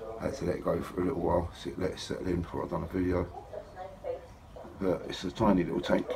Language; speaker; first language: English; native; English